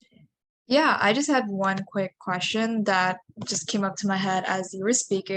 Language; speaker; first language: English; native; English